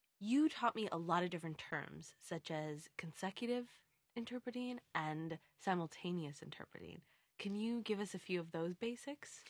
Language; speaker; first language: English; native; English